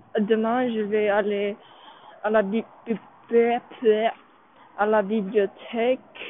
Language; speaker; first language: French; non-native, learner; English